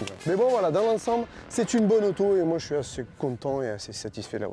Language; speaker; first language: French; native; French